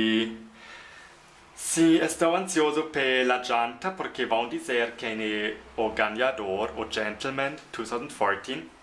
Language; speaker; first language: Portuguese; non-native, fluent; German